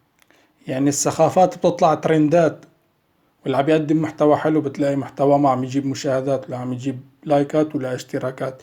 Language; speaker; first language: Arabic; native; Arabic